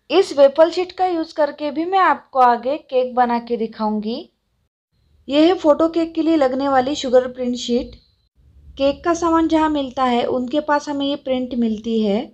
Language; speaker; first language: Hindi; non-native, local second language; Marathi